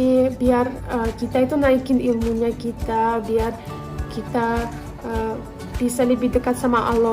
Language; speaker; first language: Indonesian; non-native, fluent; Russian